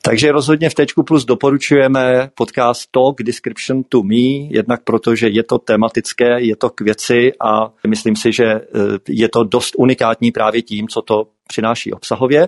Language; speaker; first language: Czech; native; Czech